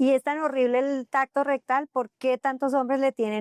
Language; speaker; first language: Spanish; native; Spanish